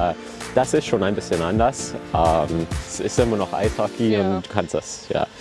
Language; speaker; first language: German; early bilingual, heritage; German